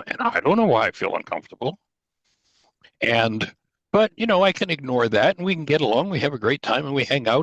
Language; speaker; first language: English; native; English